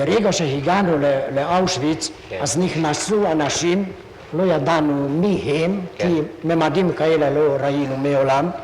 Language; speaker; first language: Hebrew; non-native, fluent; Hungarian